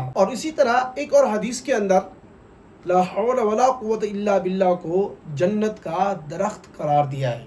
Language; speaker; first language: Urdu; native; Urdu